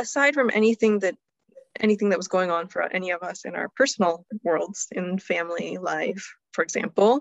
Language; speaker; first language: English; native; English